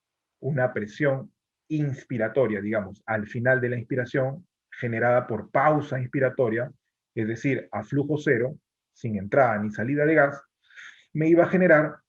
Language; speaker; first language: Spanish; native; Spanish